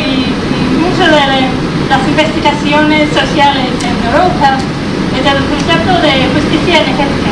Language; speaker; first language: Spanish; non-native, fluent; English